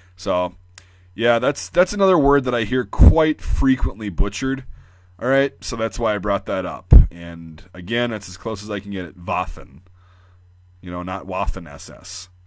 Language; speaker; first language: English; native; English